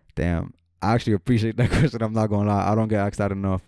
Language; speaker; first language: English; native; English